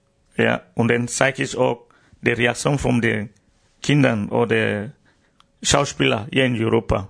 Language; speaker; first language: German; non-native, learner; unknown